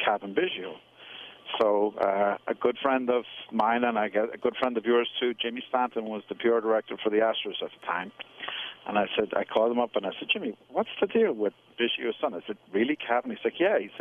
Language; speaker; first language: English; native; English